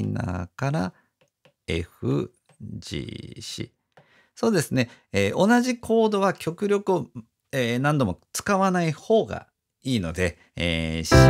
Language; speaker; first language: Japanese; native; Japanese